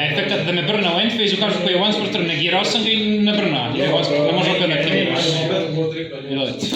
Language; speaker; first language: Bosnian; native; Bosnian